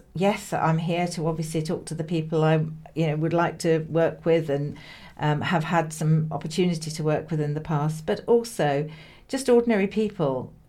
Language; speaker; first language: English; native; English